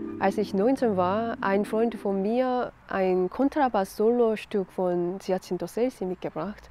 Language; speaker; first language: German; non-native, learner; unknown